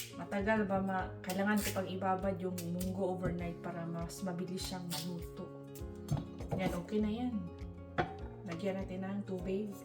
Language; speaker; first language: Filipino; non-native, local second language; Cebuano